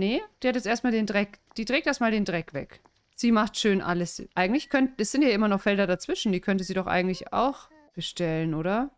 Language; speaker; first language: German; native; German